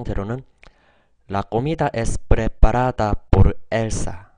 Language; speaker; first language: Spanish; non-native, fluent; Korean